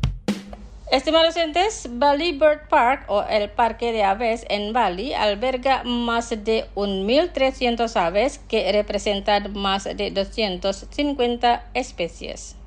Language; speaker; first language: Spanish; non-native, fluent; Indonesian